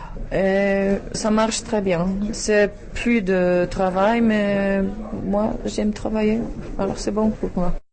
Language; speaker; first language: French; non-native, learner; Czech